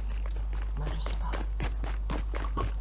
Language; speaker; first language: French; native; French